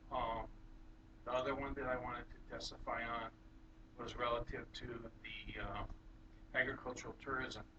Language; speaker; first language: English; native; English